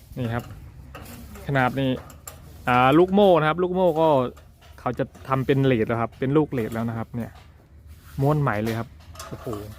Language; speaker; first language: Thai; non-native, local second language; Northern Khmer